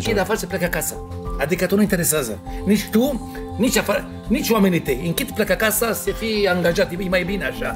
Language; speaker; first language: Romanian; non-native, fluent; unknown